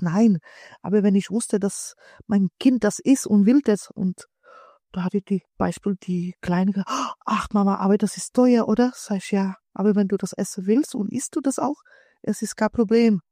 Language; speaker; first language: German; early bilingual, other home language; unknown